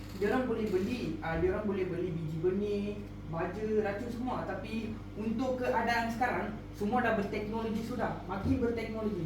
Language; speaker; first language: Malay; non-native, local second language; Tamil